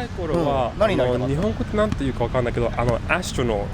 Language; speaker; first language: Japanese; early bilingual, other home language; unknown